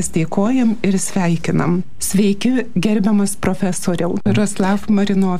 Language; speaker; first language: Lithuanian; native; Lithuanian